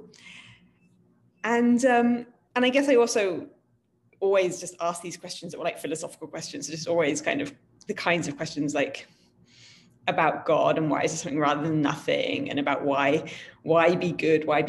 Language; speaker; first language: English; native; English